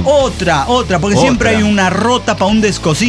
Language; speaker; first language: Spanish; native; Spanish